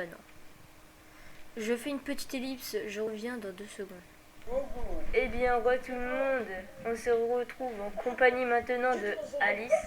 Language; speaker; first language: French; native; French